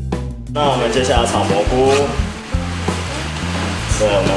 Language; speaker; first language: Chinese; native; Chinese